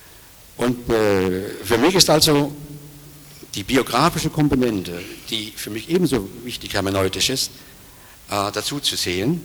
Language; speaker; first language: German; native; German